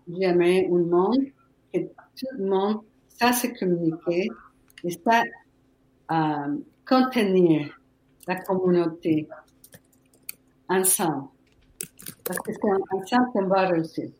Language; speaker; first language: French; non-native, fluent; Spanish